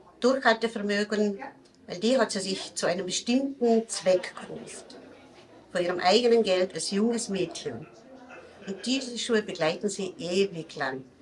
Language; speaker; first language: German; native; German